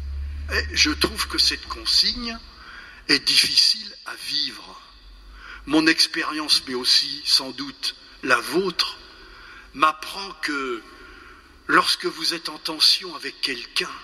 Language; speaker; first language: French; native; French